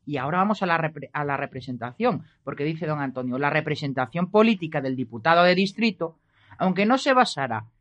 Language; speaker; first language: Spanish; native; Spanish